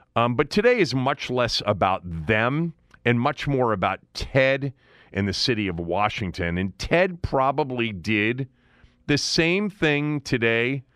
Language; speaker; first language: English; native; English